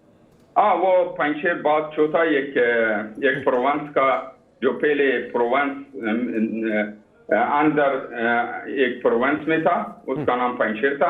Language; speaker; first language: Hindi; non-native, learner; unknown